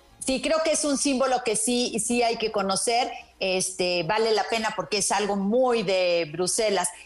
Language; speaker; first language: Spanish; native; Spanish